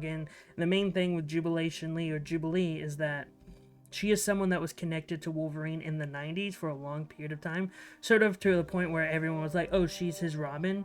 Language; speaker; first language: English; native; English